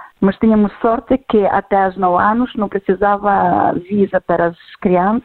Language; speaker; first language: Portuguese; non-native, fluent; Ukrainian